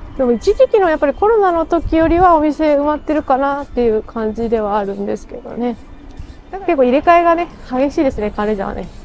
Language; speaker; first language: Japanese; native; Japanese